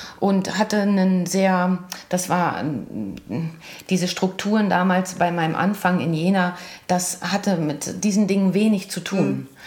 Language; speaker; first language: German; early bilingual, other home language; Croatian